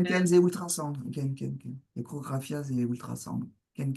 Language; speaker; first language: Hebrew; non-native, learner; French